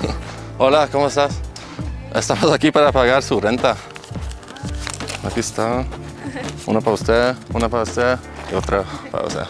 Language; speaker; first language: Spanish; native; Spanish